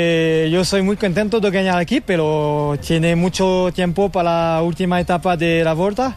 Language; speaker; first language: Spanish; non-native, learner; French